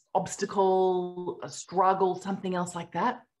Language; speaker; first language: English; native; English